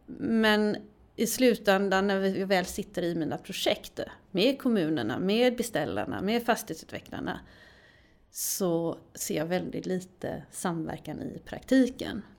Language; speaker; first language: Swedish; native; Swedish